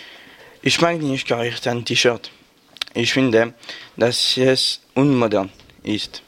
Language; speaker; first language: German; non-native, learner; French